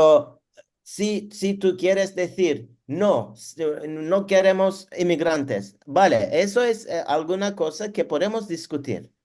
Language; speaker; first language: Spanish; non-native, learner; Turkish